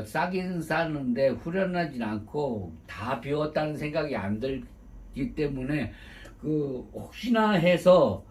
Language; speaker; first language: Korean; native; Korean